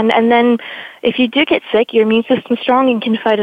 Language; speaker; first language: English; native; English